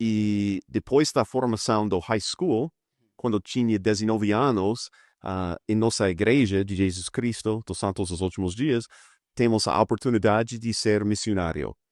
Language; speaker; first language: Portuguese; non-native, fluent; English